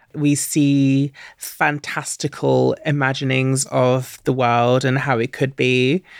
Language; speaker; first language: English; native; English